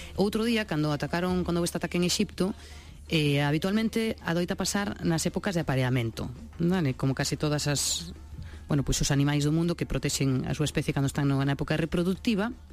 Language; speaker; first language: Galician; non-native, local second language; Spanish